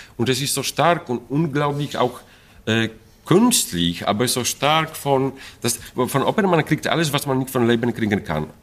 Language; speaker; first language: German; non-native, fluent; Polish